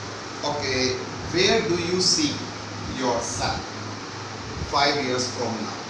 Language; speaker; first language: English; non-native, local second language; Hindi